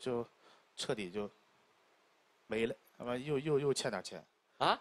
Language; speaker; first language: Chinese; native; Chinese